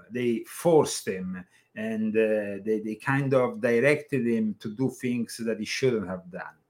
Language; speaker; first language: English; non-native, fluent; Italian